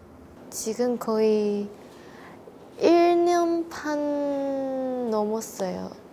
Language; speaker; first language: Korean; non-native, fluent; Chinese